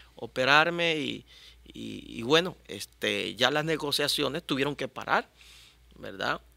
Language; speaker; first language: Spanish; native; Spanish